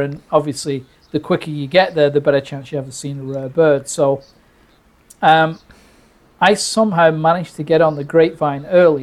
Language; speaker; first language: English; native; English